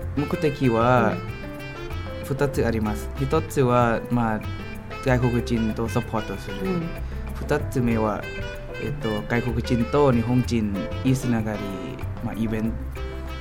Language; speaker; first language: Japanese; non-native, learner; Thai